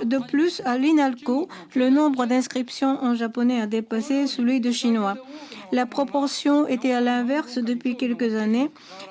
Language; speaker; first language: French; non-native, fluent; Japanese